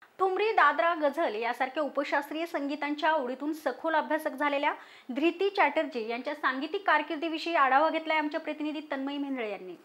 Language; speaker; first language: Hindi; non-native, local second language; Marathi